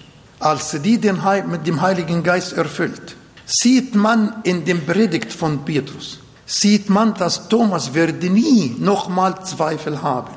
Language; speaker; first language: German; non-native, fluent; Arabic